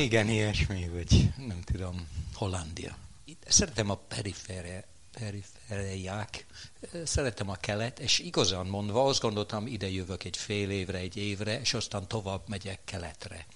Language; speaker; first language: Hungarian; non-native, fluent; English